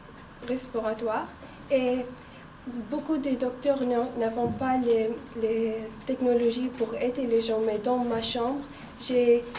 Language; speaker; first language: French; non-native, learner; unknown